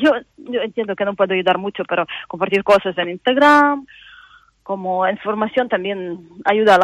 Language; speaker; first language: Spanish; non-native, fluent; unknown